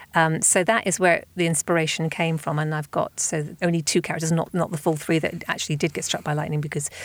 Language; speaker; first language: English; native; English